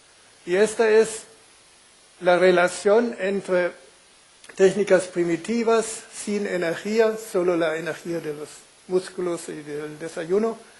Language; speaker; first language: Spanish; non-native, fluent; German